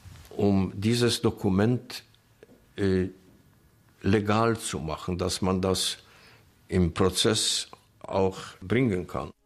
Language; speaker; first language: German; non-native, fluent; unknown